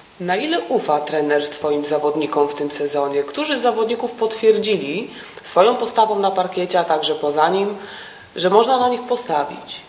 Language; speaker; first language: Polish; native; Polish